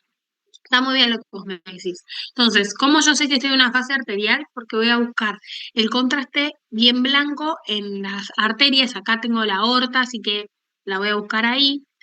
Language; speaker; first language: Spanish; native; Spanish